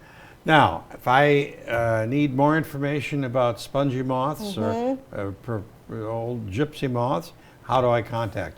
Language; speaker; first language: English; native; English